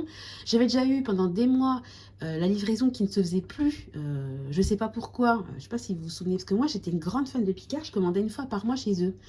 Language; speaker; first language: French; native; French